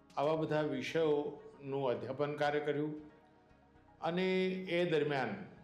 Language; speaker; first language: Gujarati; native; Gujarati